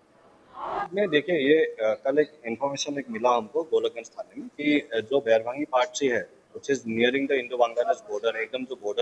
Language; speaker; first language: Hindi; non-native, local second language; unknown